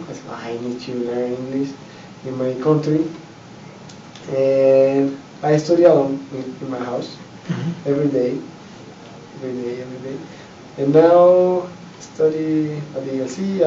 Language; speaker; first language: English; non-native, learner; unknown